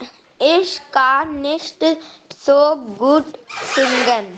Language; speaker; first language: German; non-native, learner; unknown